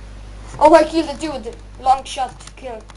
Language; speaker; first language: English; non-native, learner; Estonian